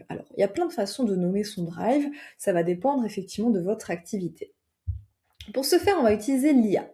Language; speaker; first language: French; native; French